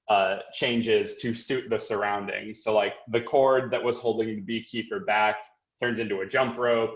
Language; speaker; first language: English; native; English